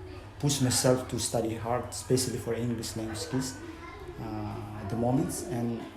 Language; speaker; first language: English; non-native, fluent; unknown